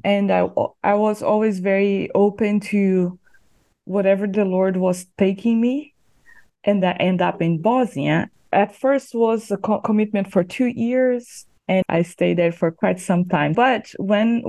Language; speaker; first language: English; non-native, fluent; Portuguese